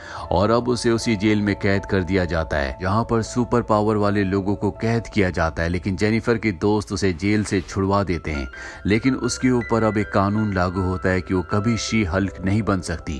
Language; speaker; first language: Hindi; native; Hindi